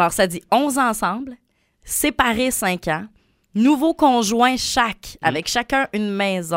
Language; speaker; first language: French; native; French